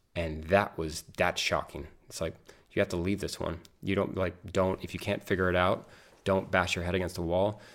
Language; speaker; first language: English; native; English